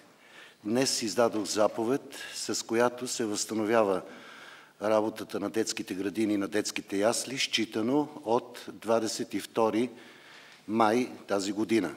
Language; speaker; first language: Bulgarian; native; Bulgarian